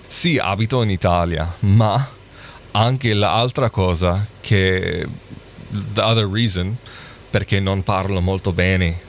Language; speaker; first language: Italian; non-native, learner; English